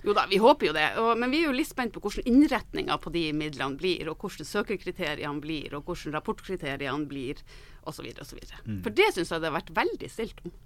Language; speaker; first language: Norwegian; native; Norwegian